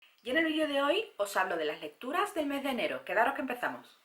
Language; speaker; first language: Spanish; native; Spanish